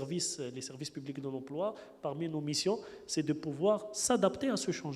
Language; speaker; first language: French; non-native, local second language; Arabic